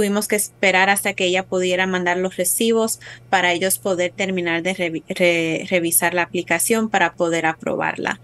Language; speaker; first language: Spanish; early bilingual, heritage; Spanish